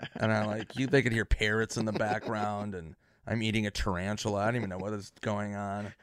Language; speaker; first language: English; native; English